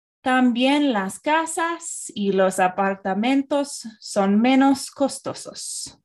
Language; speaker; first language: Spanish; non-native, fluent; English